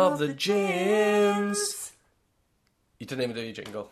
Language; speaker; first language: English; native; English